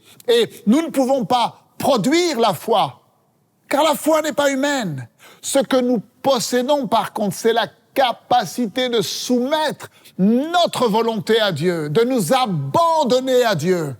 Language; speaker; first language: French; native; French